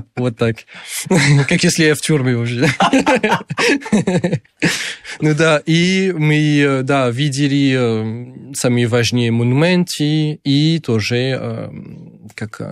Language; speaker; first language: Russian; non-native, fluent; French